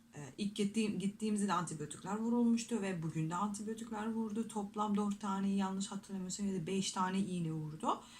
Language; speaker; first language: Turkish; non-native, fluent; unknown